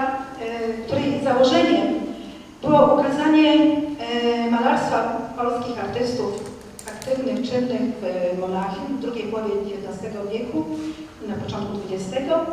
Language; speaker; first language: Polish; native; Polish